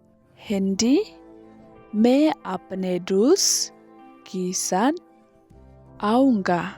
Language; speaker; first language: Hindi; non-native, local second language; Khasi